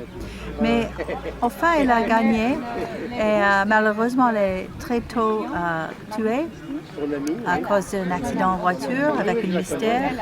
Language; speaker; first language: French; non-native, learner; English